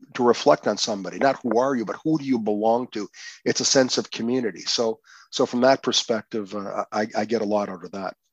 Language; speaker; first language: English; non-native, fluent; Croatian